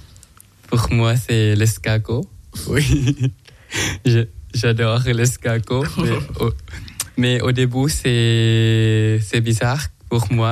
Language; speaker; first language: French; non-native, learner; Thai